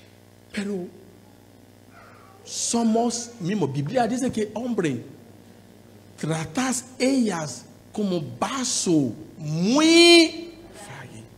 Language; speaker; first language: Spanish; non-native, learner; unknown